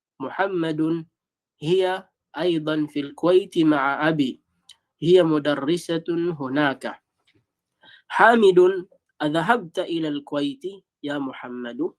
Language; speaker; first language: Arabic; non-native, fluent; Filipino